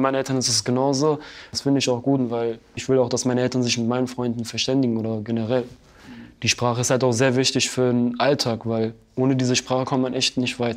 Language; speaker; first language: German; early bilingual, other home language; Albanian